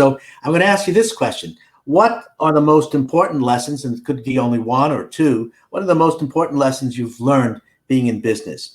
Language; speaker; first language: English; native; English